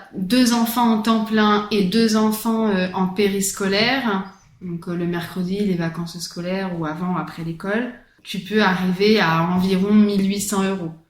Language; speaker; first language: French; native; French